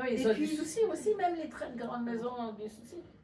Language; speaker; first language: French; native; French